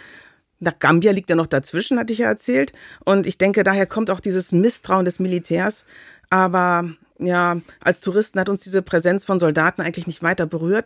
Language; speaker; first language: German; native; German